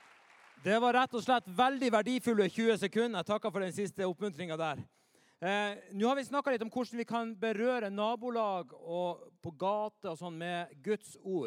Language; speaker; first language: Norwegian; native; Norwegian